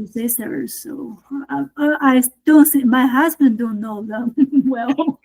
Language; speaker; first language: English; non-native, learner; Chinese